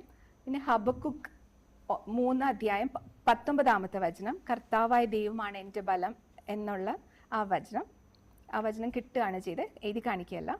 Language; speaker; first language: Malayalam; native; Malayalam